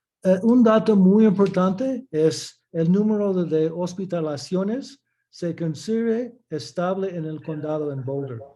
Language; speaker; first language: Spanish; early bilingual, heritage; English